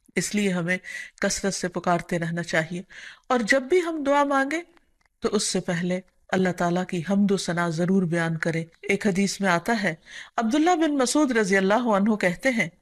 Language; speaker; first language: Urdu; native; Urdu